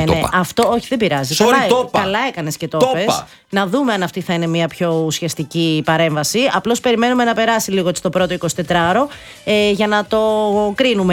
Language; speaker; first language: Greek; native; Greek